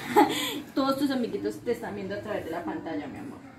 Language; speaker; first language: Spanish; native; Spanish